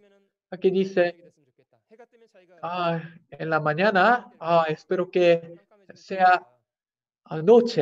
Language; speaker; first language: Spanish; non-native, fluent; Korean